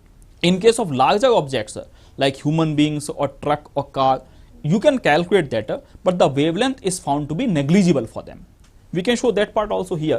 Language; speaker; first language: English; non-native, local second language; Hindi